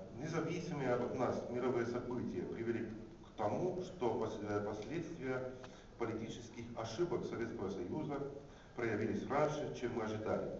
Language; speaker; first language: Russian; non-native, fluent; Finnish